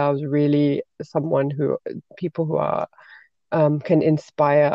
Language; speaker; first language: English; native; English